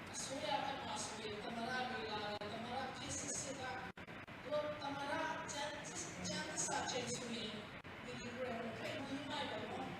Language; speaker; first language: Burmese; non-native, local second language; Tedim Chin